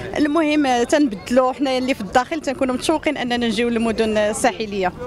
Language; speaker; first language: Arabic; native; Arabic